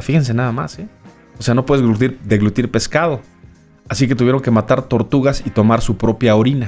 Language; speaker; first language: Spanish; native; Spanish